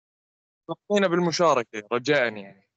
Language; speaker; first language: Arabic; native; Arabic